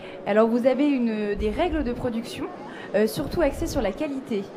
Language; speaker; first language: French; native; French